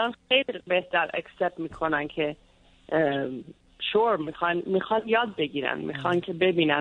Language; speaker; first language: Persian; early bilingual, heritage; Persian